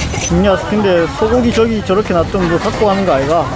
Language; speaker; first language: Korean; native; Korean